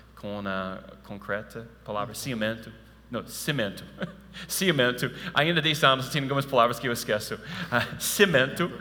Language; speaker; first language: Portuguese; non-native, fluent; English